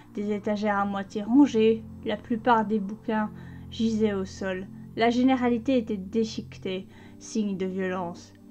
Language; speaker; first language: French; native; French